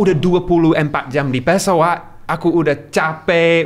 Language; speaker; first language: Indonesian; non-native, learner; English